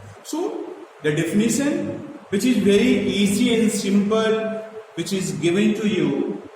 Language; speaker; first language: English; non-native, local second language; Hindi